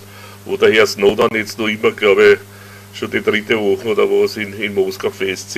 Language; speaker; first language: German; native; German